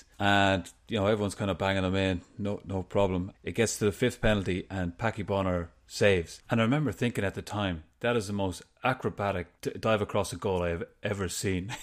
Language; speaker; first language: English; native; English